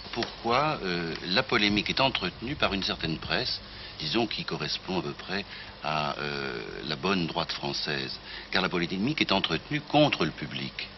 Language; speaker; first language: French; native; French